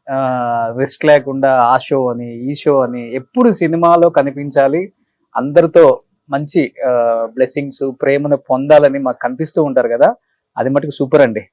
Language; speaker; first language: Telugu; native; Telugu